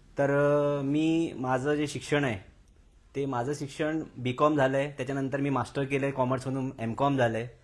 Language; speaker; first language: Marathi; native; Marathi